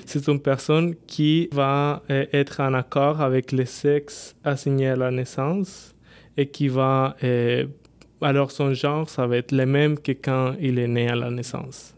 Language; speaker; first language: French; non-native, fluent; Spanish